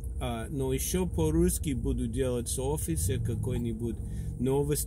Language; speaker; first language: Russian; non-native, learner; English